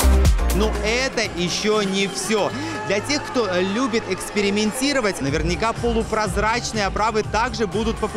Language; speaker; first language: Russian; native; Russian